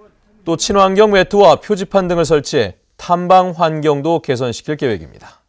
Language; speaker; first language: Korean; native; Korean